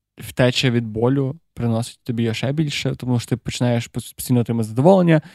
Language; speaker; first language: Ukrainian; native; Ukrainian